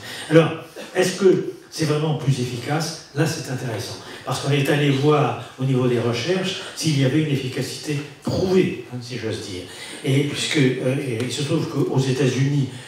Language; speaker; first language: French; native; French